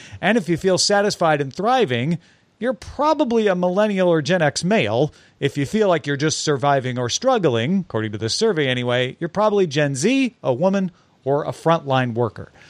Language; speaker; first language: English; native; English